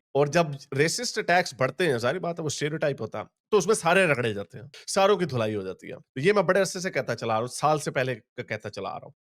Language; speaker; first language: Urdu; native; Urdu